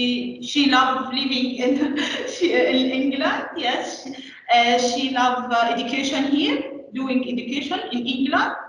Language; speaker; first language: English; non-native, learner; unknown